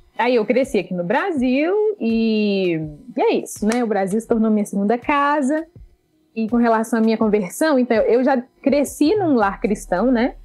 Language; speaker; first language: Portuguese; early bilingual, other home language; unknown